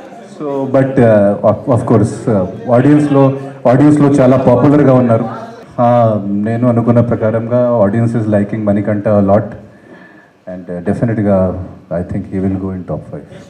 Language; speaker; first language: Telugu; non-native, fluent; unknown